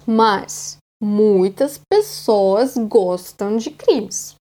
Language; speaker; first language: Portuguese; non-native, fluent; Russian